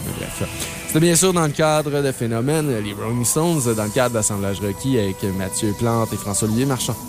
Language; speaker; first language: French; native; French